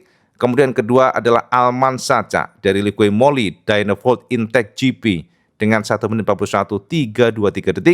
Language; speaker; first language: Indonesian; native; Indonesian